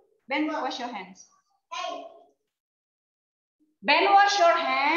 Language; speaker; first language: English; non-native, fluent; Indonesian